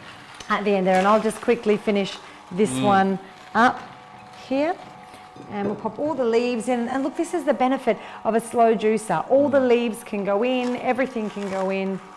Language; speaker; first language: English; native; English